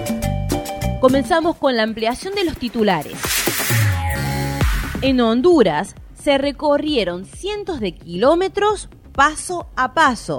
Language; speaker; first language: Spanish; native; Spanish